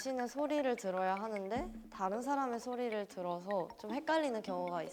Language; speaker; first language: Korean; non-native, fluent; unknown